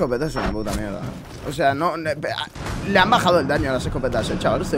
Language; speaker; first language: Spanish; native; Spanish